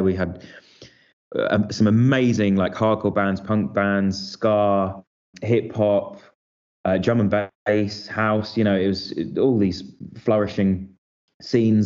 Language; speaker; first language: English; native; English